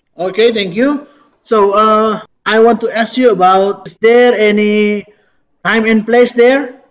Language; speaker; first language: English; non-native, fluent; Indonesian